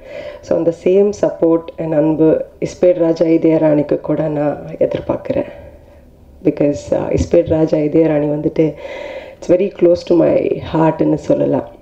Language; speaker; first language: Tamil; non-native, learner; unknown